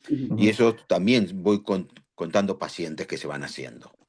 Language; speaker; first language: Spanish; native; Spanish